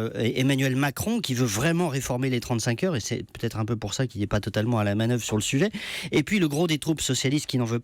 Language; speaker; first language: French; native; French